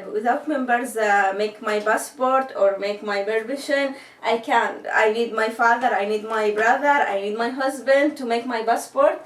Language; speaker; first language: English; non-native, learner; Arabic